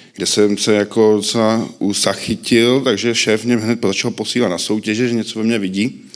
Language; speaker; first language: Czech; native; Czech